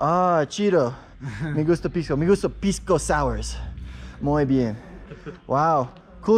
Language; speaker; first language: Spanish; non-native, learner; English